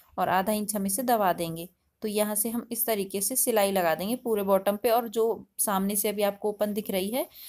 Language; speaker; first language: Hindi; native; Hindi